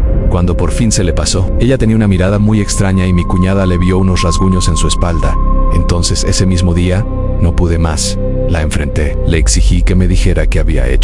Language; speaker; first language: Spanish; native; Spanish